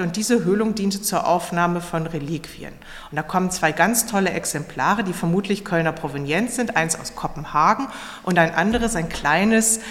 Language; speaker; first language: German; native; German